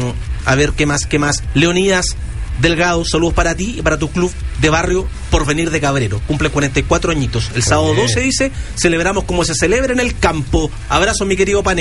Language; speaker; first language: Spanish; native; Spanish